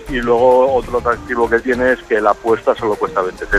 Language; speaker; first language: Spanish; native; Spanish